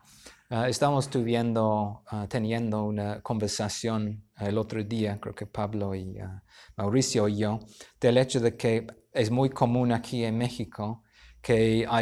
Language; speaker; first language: Spanish; non-native, fluent; English